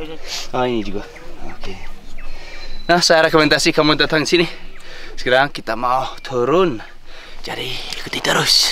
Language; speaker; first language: Indonesian; non-native, fluent; English